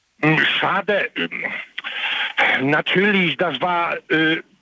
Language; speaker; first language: German; non-native, learner; Polish